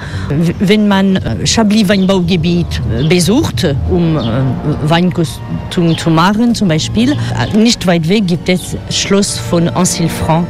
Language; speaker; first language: German; non-native, fluent; French